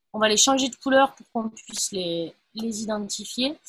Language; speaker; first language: French; native; French